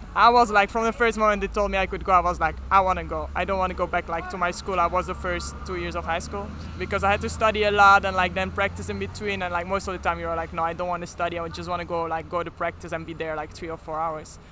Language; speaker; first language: English; non-native, fluent; Dutch